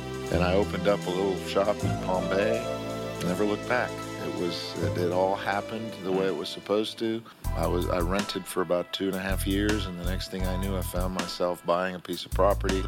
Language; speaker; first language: English; early bilingual, other home language; Spanish